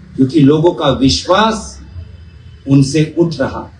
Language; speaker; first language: Hindi; non-native, local second language; Assamese